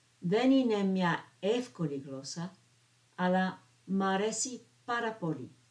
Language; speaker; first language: Greek; non-native, learner; English